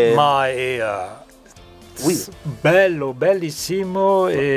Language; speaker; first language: Italian; non-native, learner; French